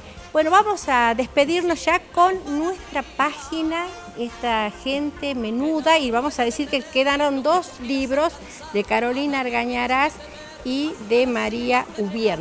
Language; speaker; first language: Spanish; native; Spanish